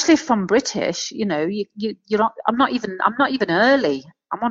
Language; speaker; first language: English; native; English